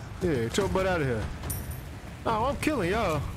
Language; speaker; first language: English; native; English